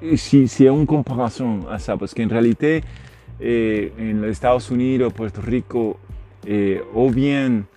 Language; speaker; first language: French; non-native, learner; Spanish